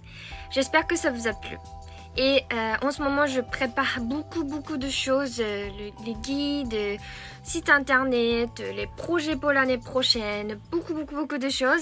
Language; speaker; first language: French; non-native, fluent; Japanese